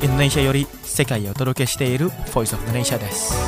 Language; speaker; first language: Japanese; non-native, fluent; Indonesian